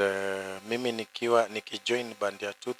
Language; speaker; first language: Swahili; non-native, local second language; Luo (Kenya and Tanzania)